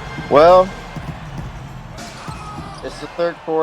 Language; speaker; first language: English; native; English